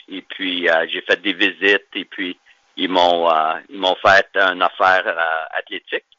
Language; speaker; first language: French; native; French